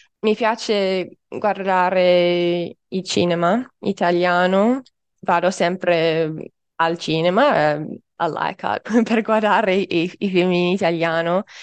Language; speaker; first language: Italian; non-native, fluent; English